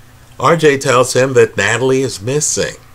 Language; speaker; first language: English; native; English